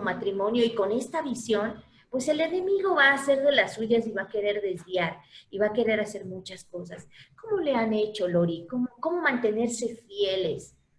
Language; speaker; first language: Spanish; native; Spanish